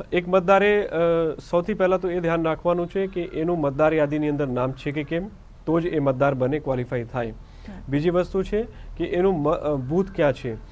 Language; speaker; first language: Gujarati; non-native, local second language; Hindi